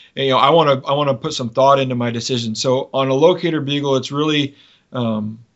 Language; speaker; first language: English; native; English